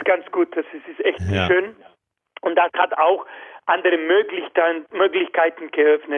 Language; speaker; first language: German; non-native, learner; Spanish